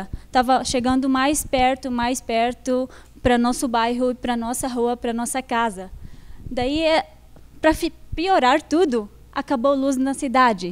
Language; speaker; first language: Portuguese; non-native, fluent; Arabic